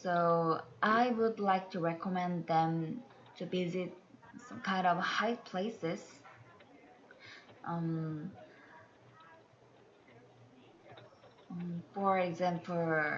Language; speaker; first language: English; non-native, learner; Korean